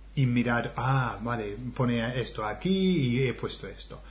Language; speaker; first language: Spanish; non-native, fluent; English